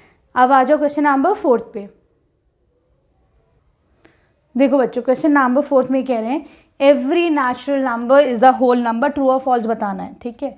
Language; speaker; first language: Hindi; native; Hindi